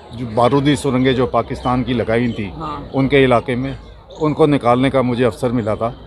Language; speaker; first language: Hindi; native; Hindi